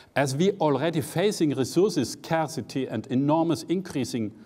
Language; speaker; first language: English; non-native, fluent; German